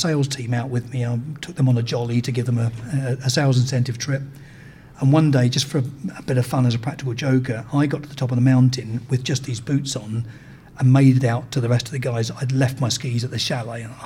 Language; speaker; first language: English; native; English